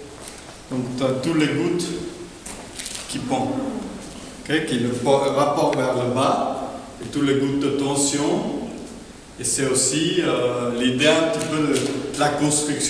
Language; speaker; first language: French; non-native, fluent; Spanish